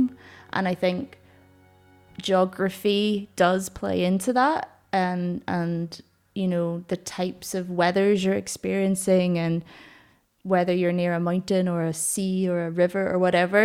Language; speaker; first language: English; native; English